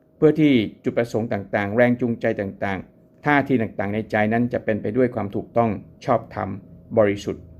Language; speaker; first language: Thai; native; Thai